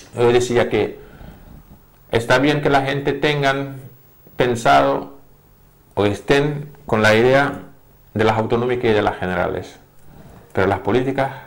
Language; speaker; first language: Spanish; non-native, fluent; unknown